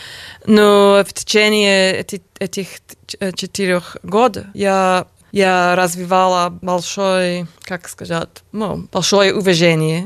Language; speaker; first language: Russian; non-native, learner; English